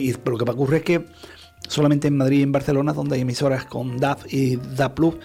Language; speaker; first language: Spanish; native; Spanish